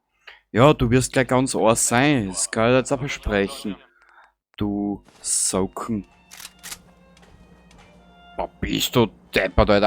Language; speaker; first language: German; native; German